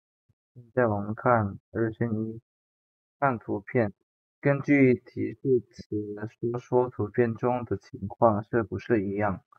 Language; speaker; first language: Chinese; non-native, fluent; Indonesian